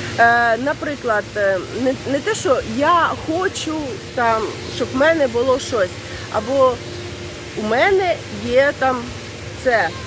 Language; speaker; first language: Ukrainian; non-native, local second language; Russian